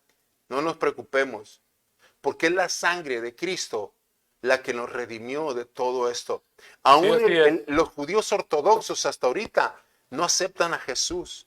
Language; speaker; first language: Spanish; native; Spanish